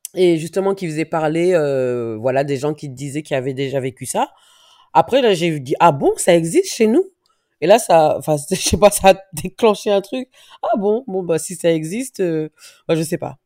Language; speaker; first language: French; native; French